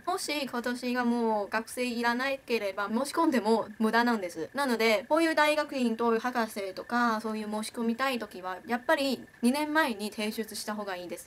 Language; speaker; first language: Japanese; non-native, fluent; Chinese